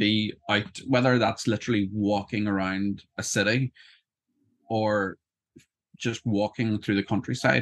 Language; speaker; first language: English; native; English